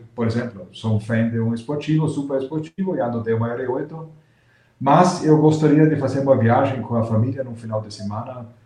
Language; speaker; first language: Portuguese; non-native, fluent; German